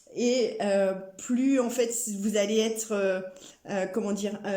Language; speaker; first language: French; native; French